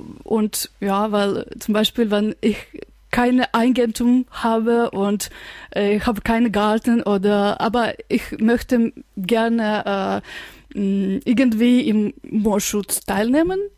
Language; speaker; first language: German; non-native, fluent; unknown